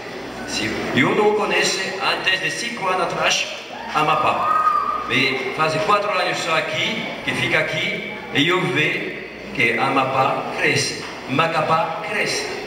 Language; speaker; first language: Portuguese; non-native, learner; French